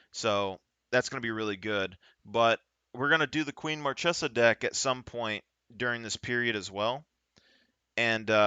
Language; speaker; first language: English; native; English